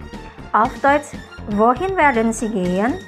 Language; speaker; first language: German; non-native, fluent; Indonesian